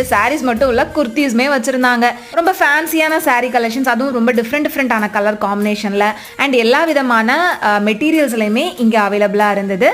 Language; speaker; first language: Tamil; native; Tamil